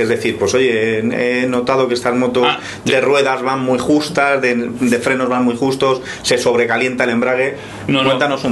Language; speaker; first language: Spanish; native; Spanish